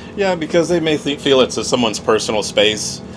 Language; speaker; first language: English; native; English